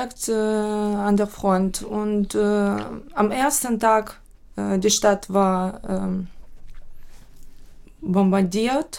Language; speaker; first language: German; non-native, fluent; Ukrainian